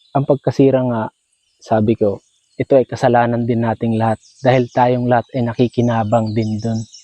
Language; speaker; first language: Filipino; non-native, local second language; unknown